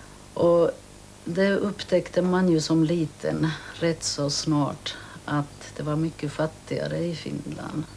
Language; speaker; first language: Swedish; early bilingual, other home language; Finnish